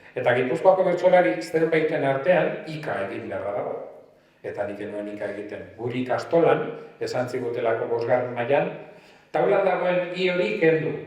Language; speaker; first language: Basque; non-native, local second language; Spanish